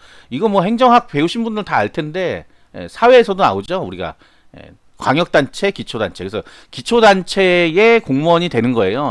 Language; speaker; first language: Korean; native; Korean